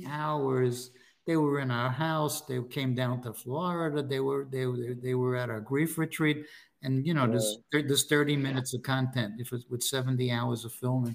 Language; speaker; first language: English; native; English